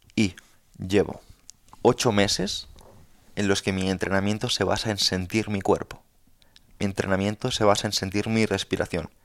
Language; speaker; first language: Spanish; native; Spanish